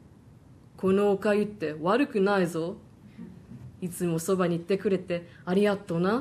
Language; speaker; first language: Japanese; non-native, fluent; Chinese